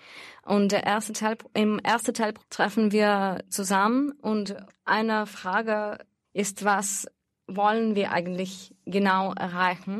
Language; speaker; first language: German; non-native, fluent; Russian